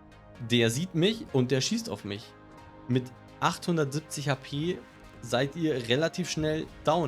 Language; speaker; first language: German; native; German